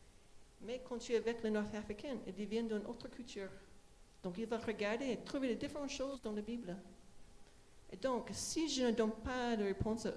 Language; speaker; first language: French; non-native, fluent; English